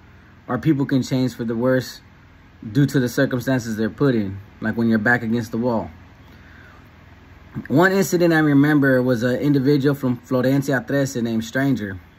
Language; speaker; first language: English; native; English